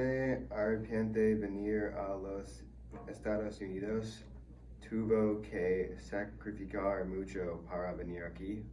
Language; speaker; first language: Spanish; non-native, learner; English